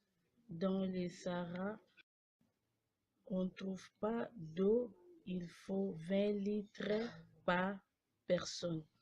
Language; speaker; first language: French; non-native, learner; Bambara